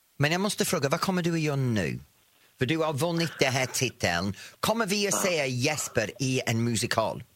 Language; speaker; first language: Swedish; non-native, fluent; English